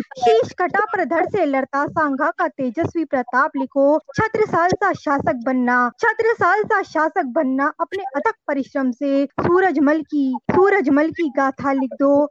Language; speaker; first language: Hindi; native; Hindi